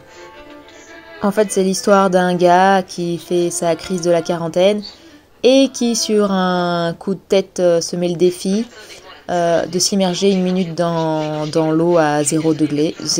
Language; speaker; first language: French; native; French